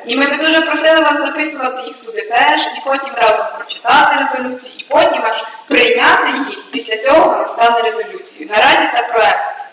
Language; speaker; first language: Ukrainian; early bilingual, heritage; Ukrainian